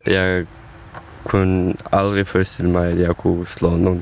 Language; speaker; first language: Danish; non-native, fluent; Ukrainian